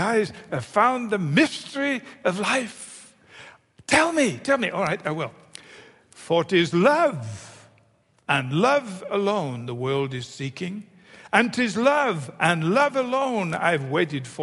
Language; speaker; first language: English; native; English